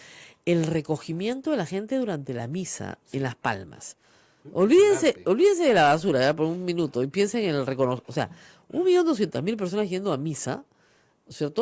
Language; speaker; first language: Spanish; native; Spanish